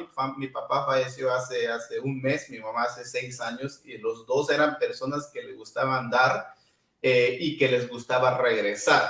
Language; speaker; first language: Spanish; non-native, local second language; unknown